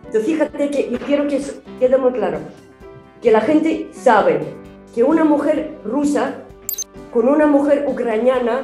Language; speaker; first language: Spanish; non-native, learner; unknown